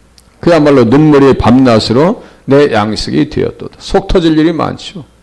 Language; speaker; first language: Korean; native; Korean